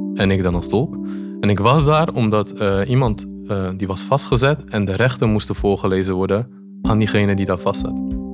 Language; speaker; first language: Dutch; early bilingual, other home language; Polish